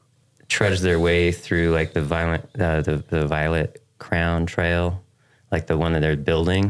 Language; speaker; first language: English; native; English